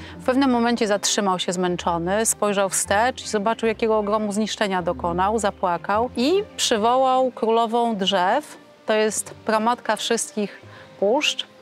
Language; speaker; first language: Polish; native; Polish